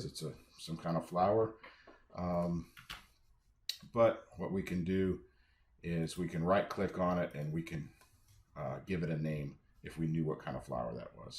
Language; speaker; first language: English; native; English